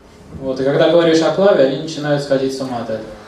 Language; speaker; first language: Russian; native; Russian